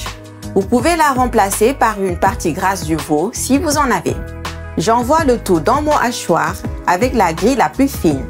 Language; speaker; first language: French; native; French